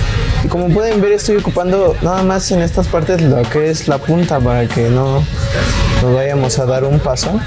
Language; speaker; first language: Spanish; native; Spanish